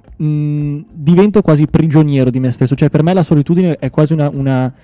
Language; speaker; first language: Italian; native; Italian